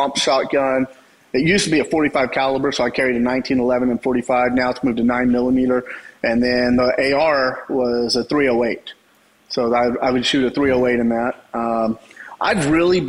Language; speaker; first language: English; native; English